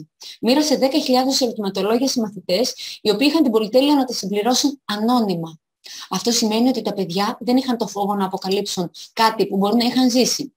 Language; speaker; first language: Greek; native; Greek